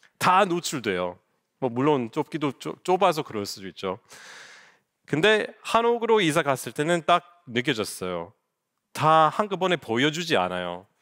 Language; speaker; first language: Korean; non-native, fluent; English